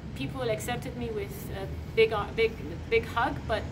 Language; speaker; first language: English; non-native, fluent; Persian